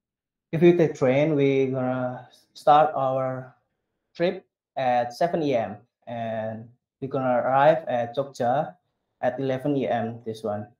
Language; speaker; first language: English; non-native, learner; Indonesian